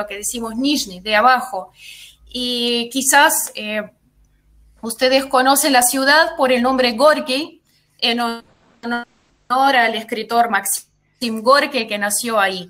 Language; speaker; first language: Spanish; non-native, fluent; Russian